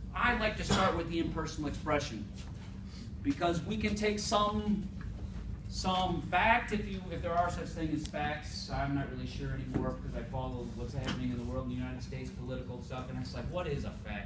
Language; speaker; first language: English; native; English